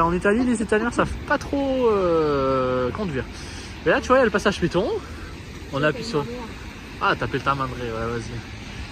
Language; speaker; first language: French; native; French